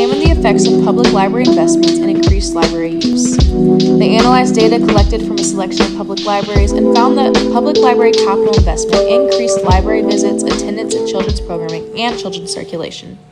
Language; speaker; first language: English; native; English